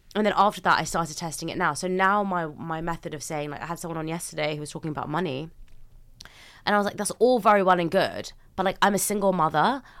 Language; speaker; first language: English; early bilingual, other home language; Hindi